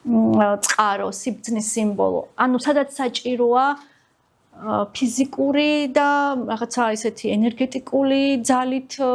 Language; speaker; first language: Georgian; native; Georgian